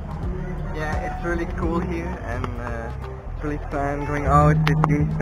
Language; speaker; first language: English; non-native, fluent; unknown